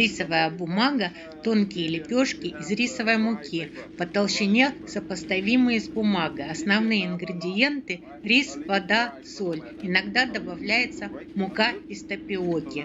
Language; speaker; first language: Russian; native; Russian